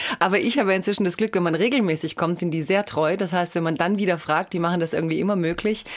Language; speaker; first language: German; early bilingual, other home language; Croatian